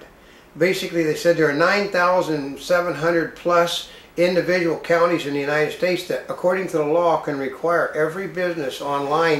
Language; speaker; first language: English; native; English